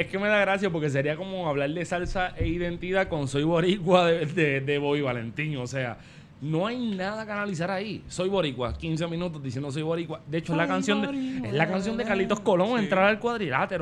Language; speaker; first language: Spanish; native; Spanish